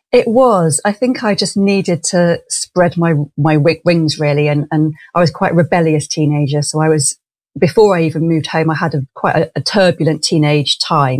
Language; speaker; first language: English; native; English